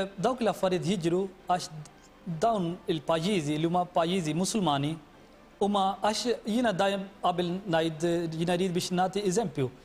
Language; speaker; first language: Maltese; non-native, fluent; Urdu